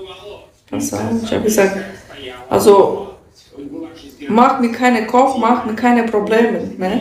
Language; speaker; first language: German; non-native, learner; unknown